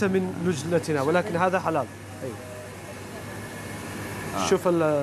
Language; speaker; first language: Arabic; non-native, learner; Urdu